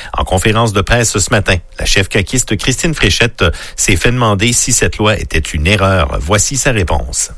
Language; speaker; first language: French; native; French